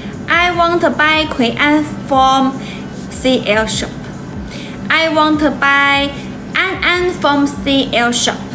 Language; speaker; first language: English; non-native, learner; Chinese